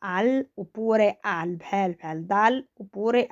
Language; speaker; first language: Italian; non-native, fluent; Arabic